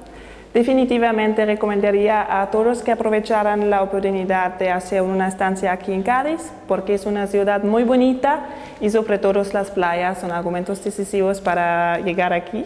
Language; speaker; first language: Spanish; non-native, fluent; German